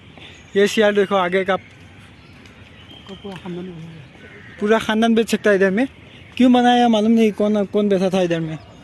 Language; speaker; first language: Hindi; non-native, local second language; Assamese